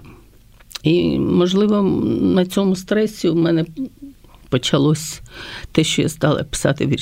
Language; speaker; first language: Ukrainian; native; Ukrainian